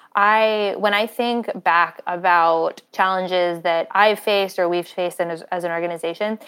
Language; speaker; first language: English; native; English